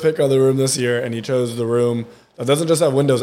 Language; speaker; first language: English; early bilingual, other home language; German